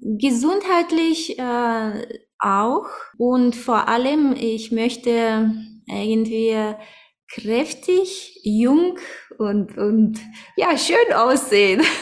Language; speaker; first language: German; non-native, fluent; Russian